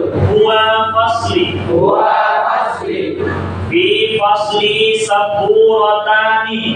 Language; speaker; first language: Arabic; non-native, fluent; Indonesian